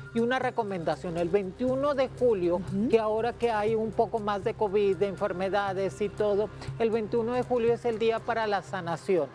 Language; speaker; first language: Spanish; native; Spanish